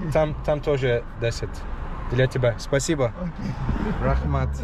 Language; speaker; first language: Russian; non-native, learner; Azerbaijani